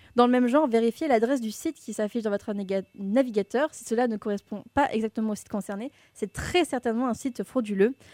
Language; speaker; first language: French; native; French